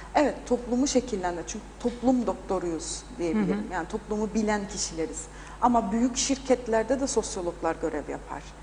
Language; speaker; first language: Turkish; native; Turkish